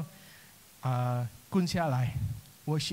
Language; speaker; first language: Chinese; non-native, local second language; English